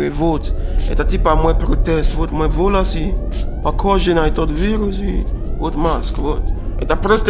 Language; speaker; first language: Russian; non-native, learner; Arabic